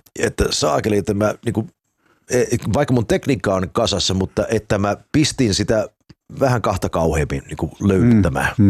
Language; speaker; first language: Finnish; early bilingual, heritage; Finnish